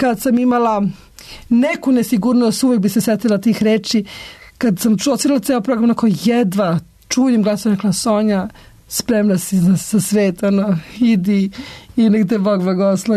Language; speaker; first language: Serbian; native; Serbian